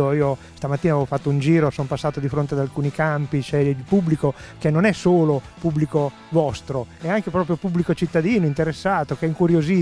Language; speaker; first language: Italian; native; Italian